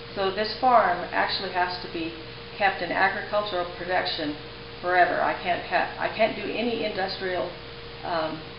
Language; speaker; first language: English; native; English